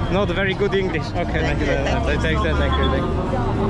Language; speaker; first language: English; non-native, learner; Slovak